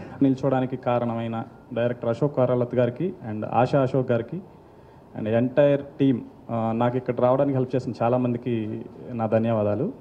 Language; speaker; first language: Telugu; native; Telugu